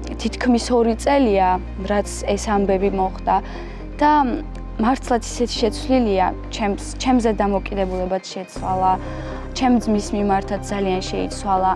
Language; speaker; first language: Georgian; non-native, local second language; Azerbaijani